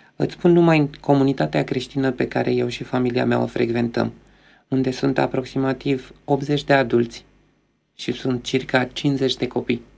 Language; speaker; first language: Romanian; native; Romanian